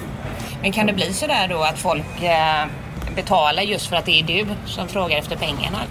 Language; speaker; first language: Swedish; native; Swedish